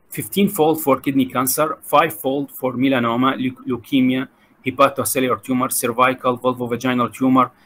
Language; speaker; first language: English; non-native, fluent; Arabic